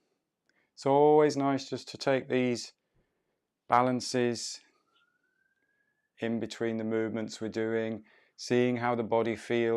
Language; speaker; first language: English; native; English